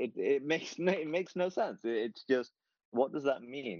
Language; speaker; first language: English; native; English